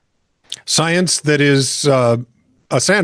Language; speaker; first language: English; native; English